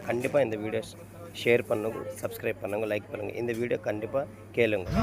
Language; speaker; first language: Tamil; native; Tamil